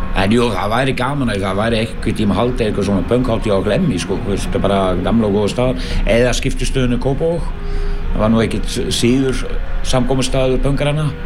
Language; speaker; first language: Icelandic; non-native, fluent; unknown